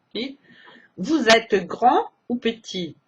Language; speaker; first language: French; non-native, fluent; Portuguese